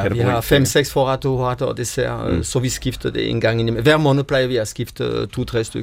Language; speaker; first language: Danish; non-native, fluent; French